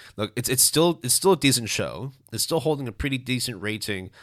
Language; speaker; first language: English; non-native, fluent; Cantonese